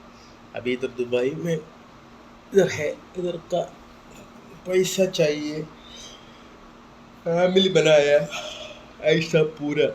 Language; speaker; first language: Hindi; non-native, local second language; Malayalam